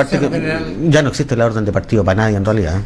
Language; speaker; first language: Spanish; native; Spanish